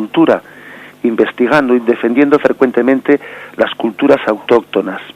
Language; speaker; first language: Spanish; native; Spanish